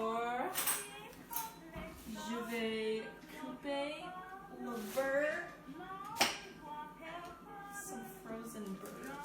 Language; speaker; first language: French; non-native, learner; English